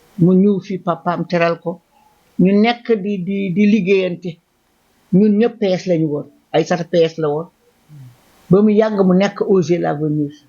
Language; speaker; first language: Wolof; non-native, local second language; Fula